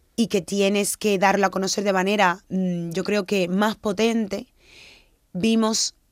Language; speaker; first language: Spanish; native; Spanish